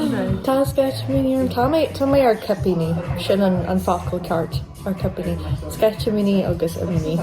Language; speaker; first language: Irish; non-native, local second language; English